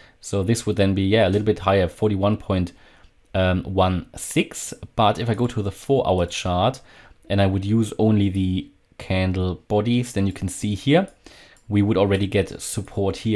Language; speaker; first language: English; non-native, fluent; German